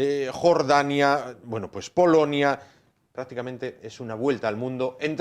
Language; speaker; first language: Spanish; native; Spanish